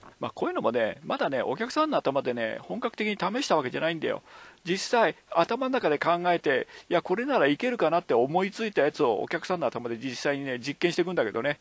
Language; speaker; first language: Japanese; native; Japanese